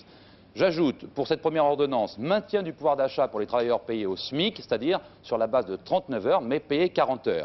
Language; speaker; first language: French; native; French